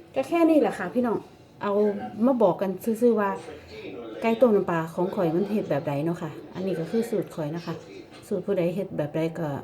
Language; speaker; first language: Thai; non-native, local second language; Northeastern Thai